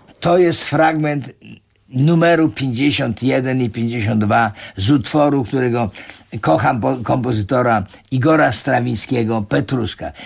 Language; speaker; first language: Polish; native; Polish